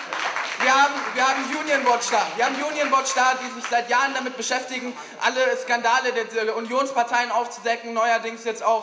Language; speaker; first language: German; native; German